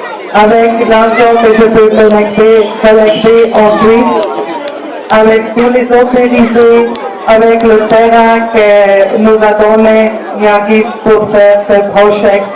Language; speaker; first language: French; non-native, learner; German